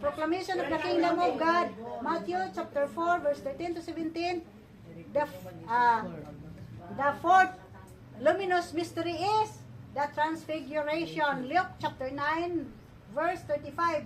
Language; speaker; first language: English; non-native, local second language; Filipino